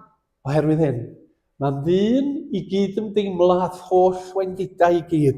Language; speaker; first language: Welsh; native; Welsh